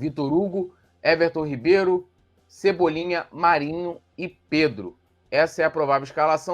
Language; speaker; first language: Portuguese; native; Portuguese